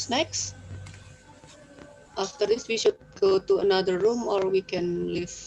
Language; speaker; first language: English; non-native, fluent; Indonesian